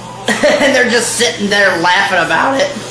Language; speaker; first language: English; native; English